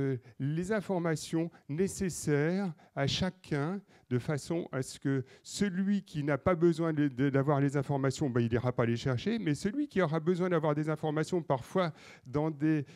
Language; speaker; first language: French; native; French